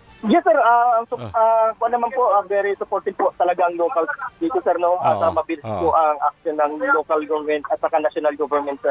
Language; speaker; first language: Filipino; non-native, local second language; Cebuano